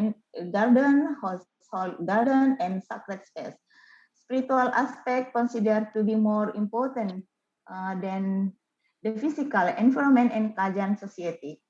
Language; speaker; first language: English; non-native, learner; Indonesian